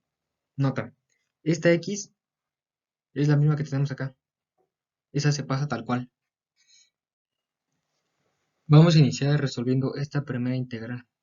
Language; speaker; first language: Spanish; native; Spanish